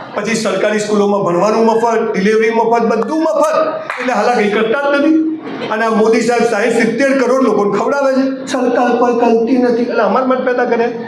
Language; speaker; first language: Gujarati; native; Gujarati